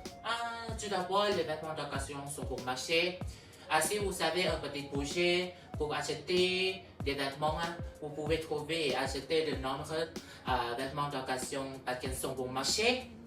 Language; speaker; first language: French; non-native, learner; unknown